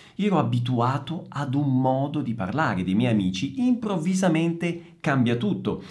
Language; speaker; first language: Italian; native; Italian